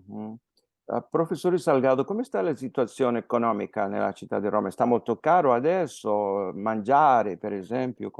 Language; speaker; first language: Italian; non-native, fluent; Spanish